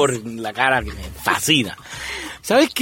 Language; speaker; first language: Spanish; native; Spanish